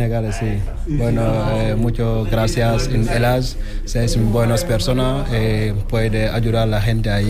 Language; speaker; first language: Spanish; non-native, learner; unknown